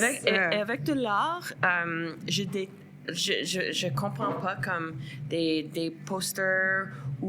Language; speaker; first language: French; non-native, local second language; English